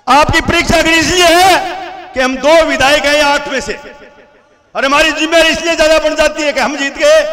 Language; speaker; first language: Hindi; native; Hindi